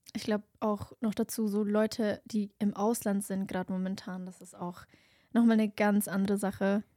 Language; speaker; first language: German; native; German